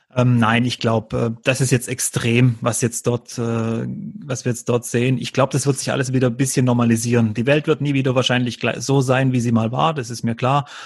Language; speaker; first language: German; early bilingual, other home language; Croatian